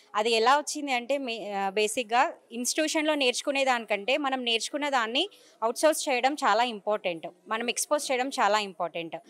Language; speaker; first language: Telugu; native; Telugu